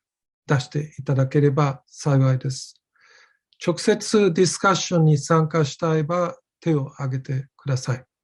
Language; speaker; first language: Japanese; non-native, fluent; German